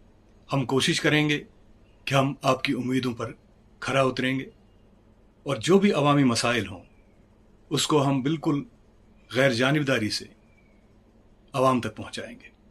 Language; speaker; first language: Hindi; native; Hindi